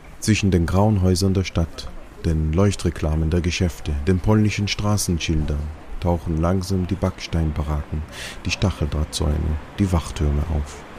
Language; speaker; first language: German; non-native, fluent; Hebrew